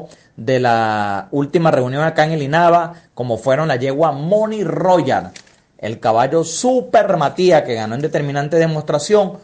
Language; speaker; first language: Spanish; native; Spanish